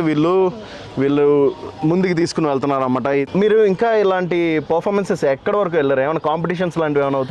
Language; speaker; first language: Telugu; native; Telugu